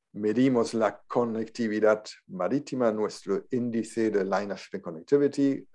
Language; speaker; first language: Spanish; non-native, fluent; German